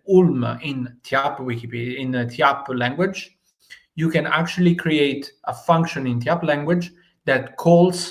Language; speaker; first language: English; non-native, fluent; Italian